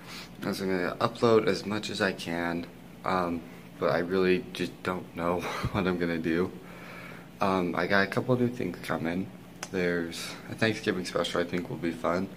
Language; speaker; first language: English; native; English